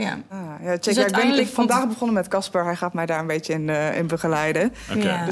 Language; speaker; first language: Dutch; native; Dutch